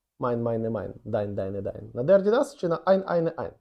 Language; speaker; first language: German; non-native, fluent; Ukrainian